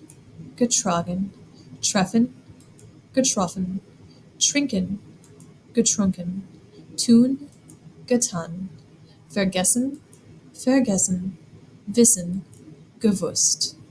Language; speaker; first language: German; non-native, fluent; English